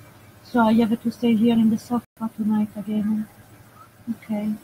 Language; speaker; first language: English; non-native, fluent; Italian